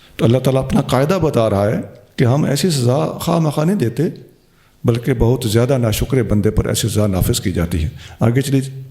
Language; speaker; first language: Urdu; non-native, local second language; Punjabi